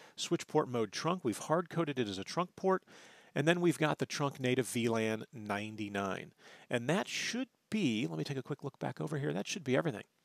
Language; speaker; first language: English; native; English